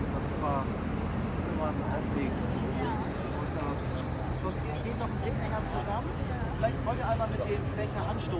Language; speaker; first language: German; native; German